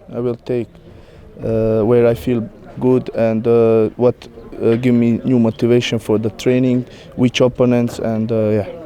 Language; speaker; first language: English; non-native, learner; Croatian